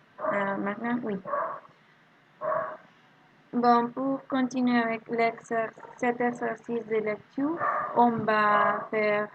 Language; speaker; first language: French; non-native, learner; Spanish